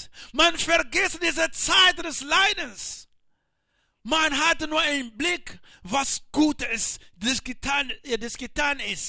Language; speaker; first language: German; non-native, learner; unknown